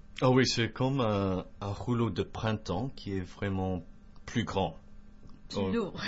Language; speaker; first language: French; non-native, fluent; English